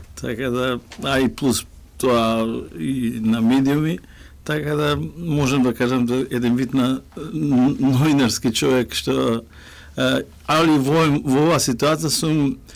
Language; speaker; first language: Macedonian; non-native, local second language; Romany